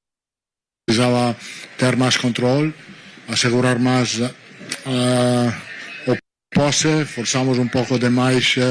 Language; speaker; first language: Portuguese; non-native, learner; Italian